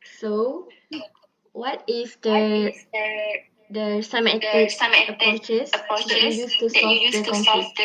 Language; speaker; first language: English; non-native, local second language; Malay